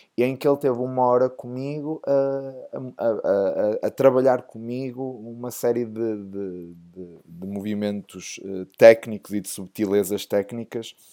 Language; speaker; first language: Portuguese; native; Portuguese